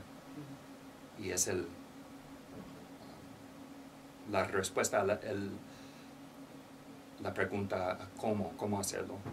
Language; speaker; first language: Spanish; non-native, learner; English